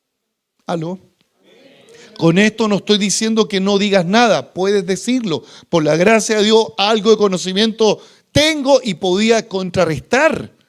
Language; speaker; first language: Spanish; native; Spanish